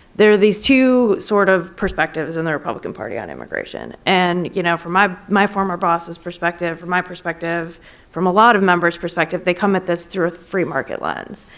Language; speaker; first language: English; native; English